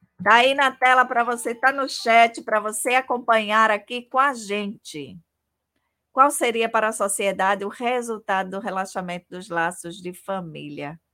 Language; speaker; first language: Portuguese; native; Portuguese